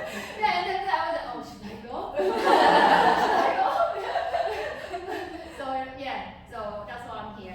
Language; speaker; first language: English; non-native, learner; Korean